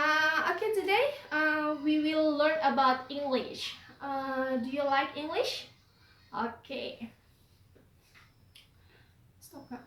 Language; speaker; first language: English; non-native, learner; Indonesian